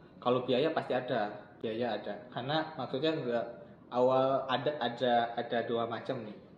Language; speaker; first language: Indonesian; native; Indonesian